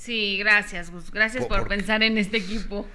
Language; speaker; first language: Spanish; native; Spanish